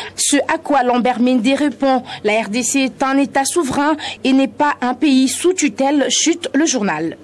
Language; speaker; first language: French; non-native, local second language; Lingala